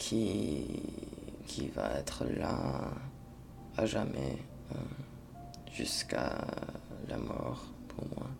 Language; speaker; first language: French; non-native, fluent; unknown